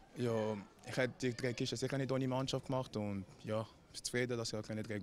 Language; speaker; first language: German; native; German